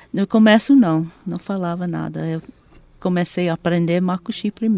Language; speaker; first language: Portuguese; non-native, fluent; English